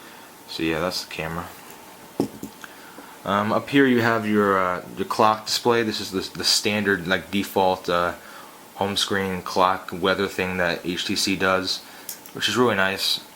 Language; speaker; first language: English; native; English